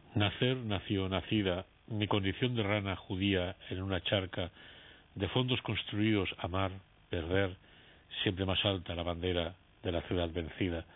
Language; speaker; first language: Spanish; native; Spanish